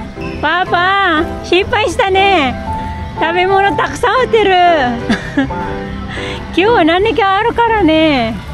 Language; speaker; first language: Japanese; non-native, fluent; Filipino